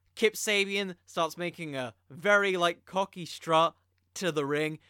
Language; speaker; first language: English; native; English